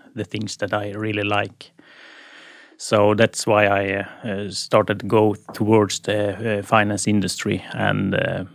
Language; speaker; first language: English; non-native, fluent; Swedish